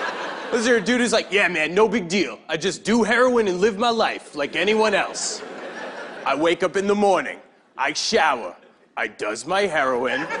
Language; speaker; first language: English; native; English